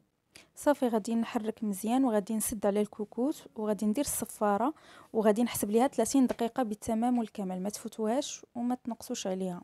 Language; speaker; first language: Arabic; native; Arabic